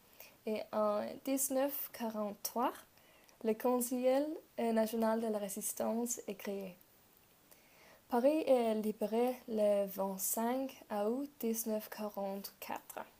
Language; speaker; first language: French; non-native, learner; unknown